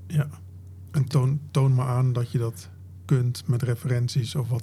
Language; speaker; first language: Dutch; native; Dutch